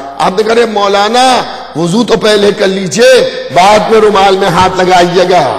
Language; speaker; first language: Urdu; native; Urdu